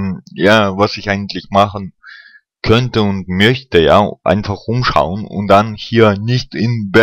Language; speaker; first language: German; non-native, fluent; Russian